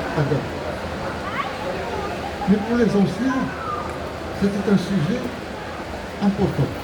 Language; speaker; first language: French; non-native, local second language; Arabic